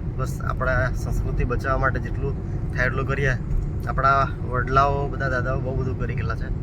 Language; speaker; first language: Gujarati; non-native, local second language; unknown